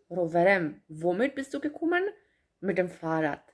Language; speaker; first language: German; non-native, fluent; Polish